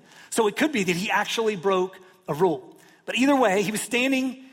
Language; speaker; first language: English; native; English